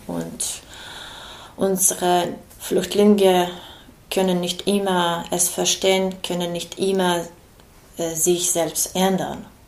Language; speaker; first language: German; non-native, learner; Ukrainian